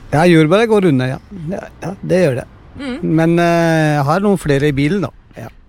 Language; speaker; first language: Norwegian; non-native, fluent; Punjabi